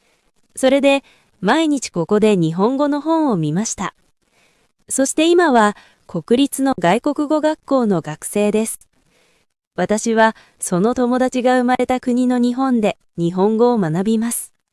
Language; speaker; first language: Japanese; non-native, fluent; Korean